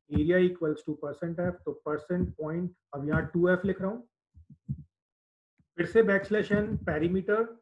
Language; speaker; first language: Hindi; native; Hindi